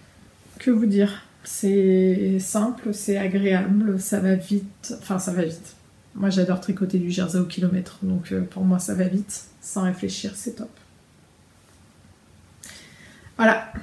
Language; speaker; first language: French; native; French